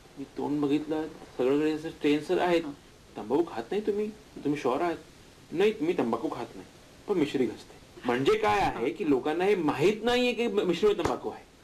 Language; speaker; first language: Marathi; non-native, local second language; Hindi